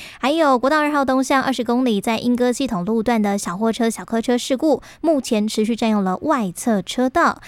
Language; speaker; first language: Chinese; native; Chinese